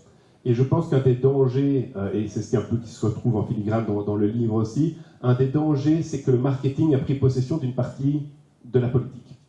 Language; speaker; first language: French; native; French